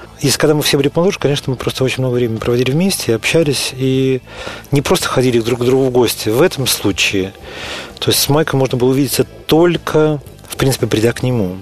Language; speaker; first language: Russian; native; Russian